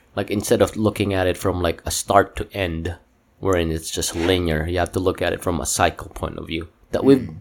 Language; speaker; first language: English; non-native, local second language; Cebuano